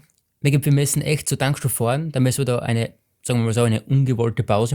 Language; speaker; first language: German; native; German